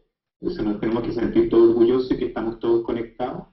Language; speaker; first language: Spanish; native; Spanish